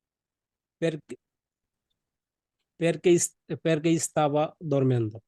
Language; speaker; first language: Italian; non-native, learner; Bangla